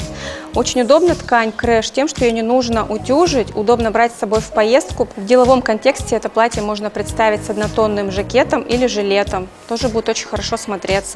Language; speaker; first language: Russian; native; Russian